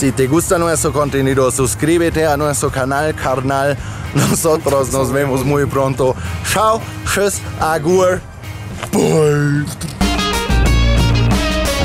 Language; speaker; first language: Spanish; non-native, fluent; German